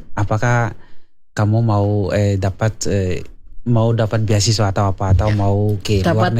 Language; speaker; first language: Indonesian; non-native, learner; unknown